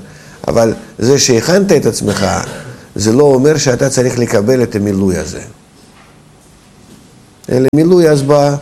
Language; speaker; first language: Hebrew; non-native, fluent; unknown